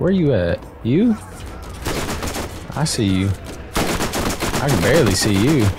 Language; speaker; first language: English; native; English